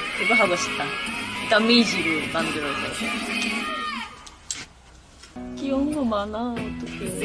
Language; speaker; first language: Korean; non-native, fluent; Japanese